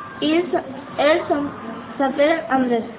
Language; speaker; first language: French; non-native, learner; Spanish